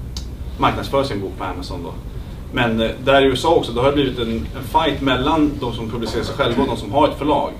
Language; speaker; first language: Swedish; native; Swedish